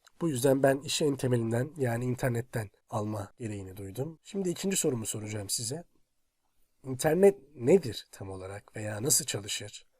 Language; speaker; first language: Turkish; native; Turkish